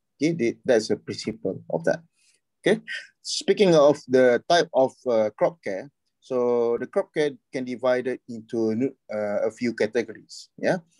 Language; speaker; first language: English; non-native, local second language; Malay